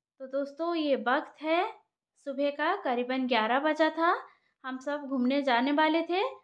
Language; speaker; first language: Hindi; non-native, local second language; Bangla